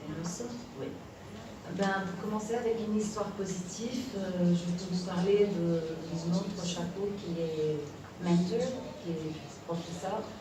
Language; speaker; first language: French; non-native, local second language; Arabic